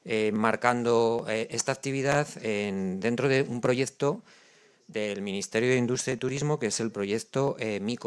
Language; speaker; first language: Spanish; native; Spanish